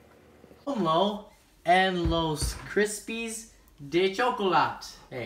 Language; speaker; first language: Spanish; non-native, learner; English